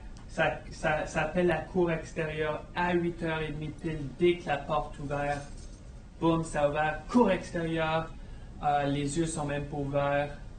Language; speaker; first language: French; non-native, fluent; English